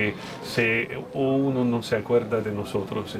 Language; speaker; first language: Spanish; non-native, fluent; French